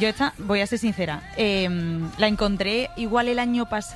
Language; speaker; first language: Spanish; native; Spanish